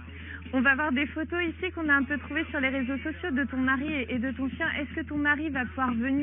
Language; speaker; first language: French; native; French